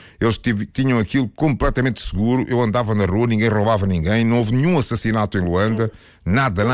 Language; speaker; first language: Portuguese; native; Portuguese